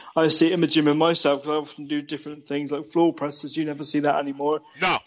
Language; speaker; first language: English; native; English